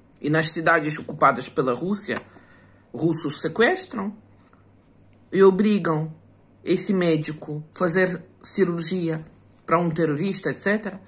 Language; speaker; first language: Portuguese; non-native, fluent; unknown